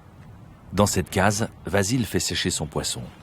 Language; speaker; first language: French; native; French